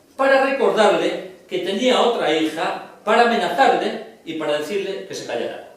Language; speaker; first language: Spanish; non-native, local second language; Galician